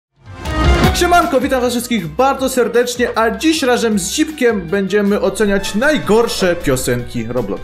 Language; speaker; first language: Polish; native; Polish